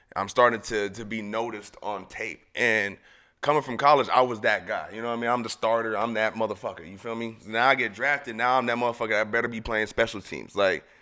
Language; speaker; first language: English; native; English